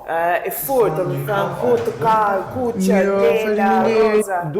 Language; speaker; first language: Albanian; non-native, learner; English